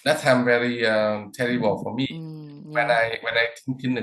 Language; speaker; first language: English; non-native, learner; Vietnamese